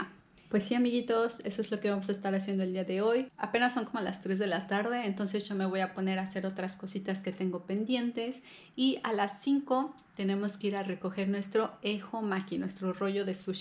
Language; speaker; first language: Spanish; native; Spanish